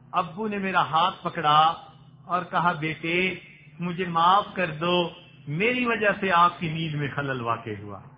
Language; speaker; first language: Urdu; non-native, local second language; Punjabi